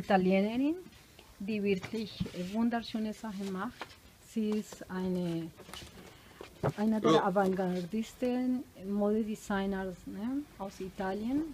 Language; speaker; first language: German; non-native, fluent; Spanish